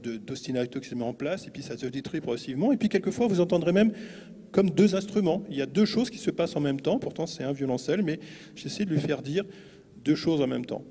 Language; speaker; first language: French; native; French